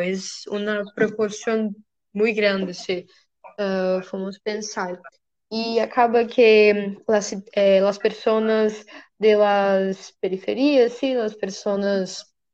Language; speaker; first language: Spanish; non-native, learner; Portuguese